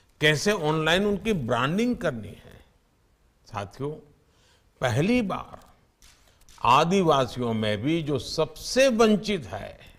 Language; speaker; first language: Hindi; non-native, local second language; Gujarati